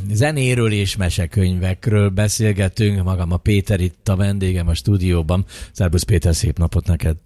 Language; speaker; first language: Hungarian; native; Hungarian